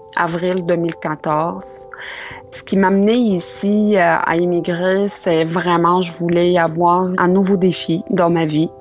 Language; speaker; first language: French; non-native, local second language; Arabic